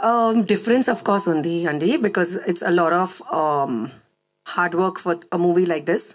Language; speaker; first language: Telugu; non-native, fluent; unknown